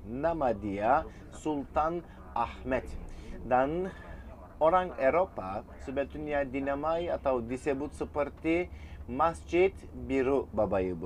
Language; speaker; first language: Indonesian; non-native, fluent; Turkish